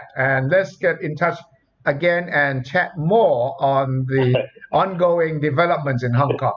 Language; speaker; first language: English; non-native, fluent; Thai